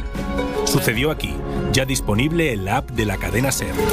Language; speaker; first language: Spanish; native; Spanish